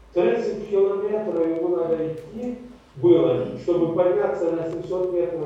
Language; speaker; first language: German; non-native, learner; Russian